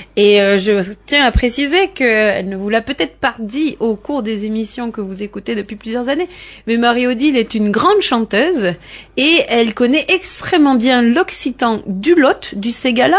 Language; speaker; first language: French; native; French